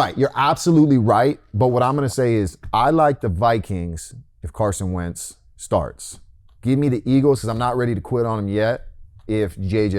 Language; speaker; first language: English; native; English